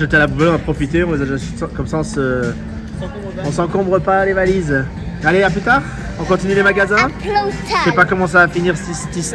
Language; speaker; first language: French; native; French